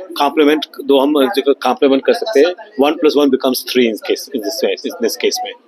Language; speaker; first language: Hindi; non-native, local second language; Gujarati